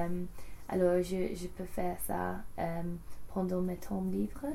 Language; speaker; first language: French; non-native, learner; English